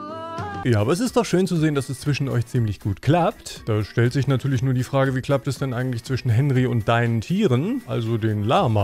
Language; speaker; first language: German; native; German